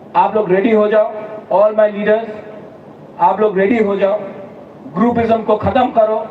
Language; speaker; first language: Hindi; non-native, local second language; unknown